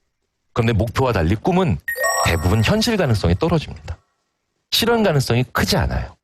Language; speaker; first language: Korean; native; Korean